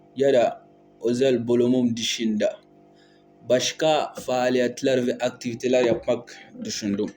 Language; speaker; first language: Turkish; non-native, learner; Bambara